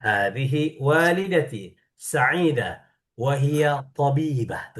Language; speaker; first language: Arabic; non-native, fluent; Indonesian